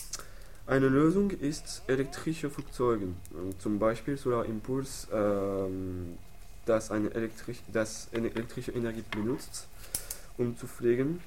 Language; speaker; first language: German; non-native, learner; French